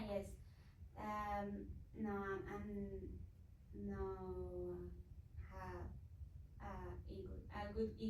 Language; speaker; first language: English; non-native, learner; Spanish